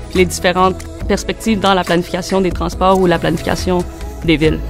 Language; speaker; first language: French; native; French